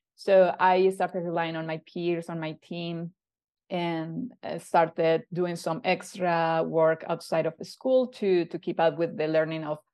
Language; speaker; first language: English; non-native, fluent; Spanish